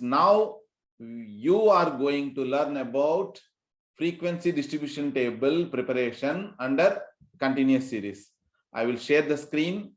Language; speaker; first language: English; non-native, local second language; Telugu